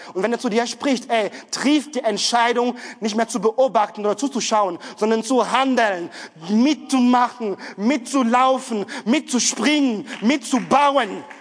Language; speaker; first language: German; non-native, fluent; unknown